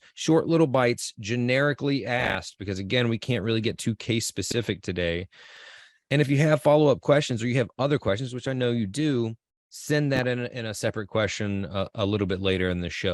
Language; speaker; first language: English; native; English